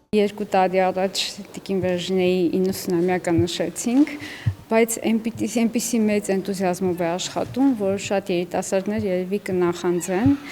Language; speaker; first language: Armenian; native; Armenian